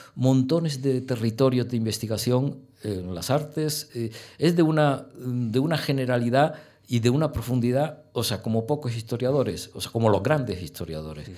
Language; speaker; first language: Spanish; native; Spanish